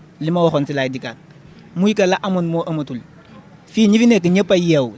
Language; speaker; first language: Wolof; non-native, local second language; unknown